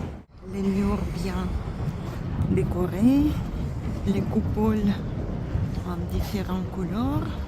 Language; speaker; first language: French; non-native, fluent; Russian